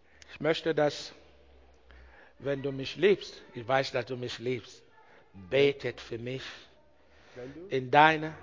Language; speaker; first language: German; non-native, learner; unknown